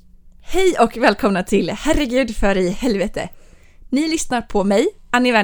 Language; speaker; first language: Swedish; native; Swedish